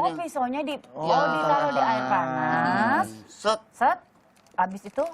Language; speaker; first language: Indonesian; native; Indonesian